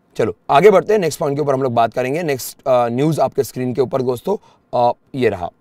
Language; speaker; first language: Hindi; native; Hindi